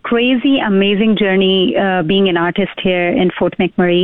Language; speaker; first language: English; non-native, local second language; Urdu